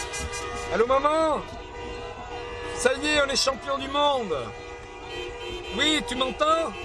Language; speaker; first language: French; native; French